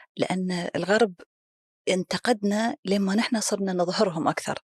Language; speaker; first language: Egyptian Arabic; non-native, fluent; Arabic